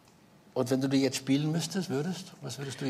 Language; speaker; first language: German; native; German